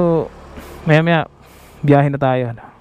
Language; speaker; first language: Filipino; native; Filipino